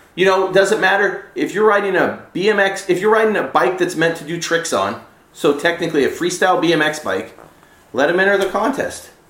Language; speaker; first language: English; native; English